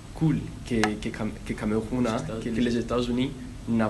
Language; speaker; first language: French; non-native, learner; English